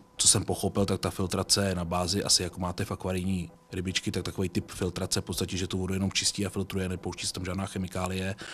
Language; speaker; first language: Czech; native; Czech